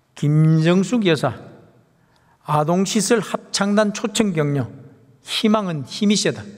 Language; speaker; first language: Korean; native; Korean